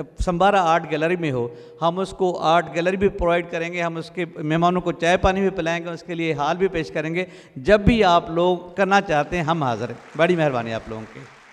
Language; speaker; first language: Urdu; non-native, local second language; Sindhi